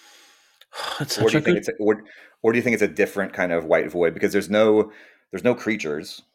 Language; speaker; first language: English; native; English